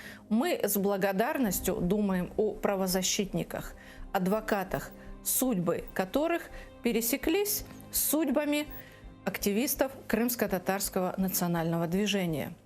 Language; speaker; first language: Russian; native; Russian